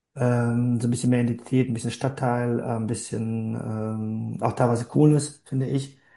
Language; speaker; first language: German; non-native, fluent; Bosnian